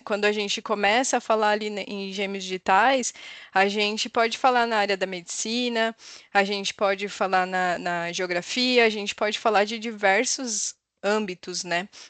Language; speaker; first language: Portuguese; native; Portuguese